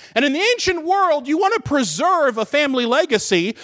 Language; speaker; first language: English; native; English